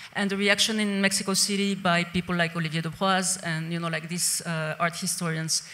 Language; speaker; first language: English; non-native, fluent; Spanish